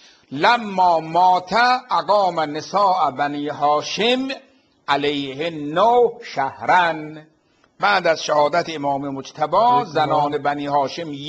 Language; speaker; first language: Persian; native; Persian